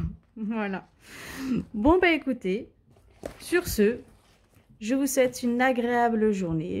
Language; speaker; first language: French; native; French